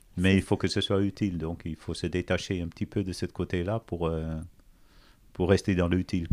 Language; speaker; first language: French; non-native, fluent; Dutch